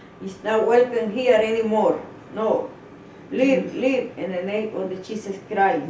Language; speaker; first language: English; non-native, learner; Spanish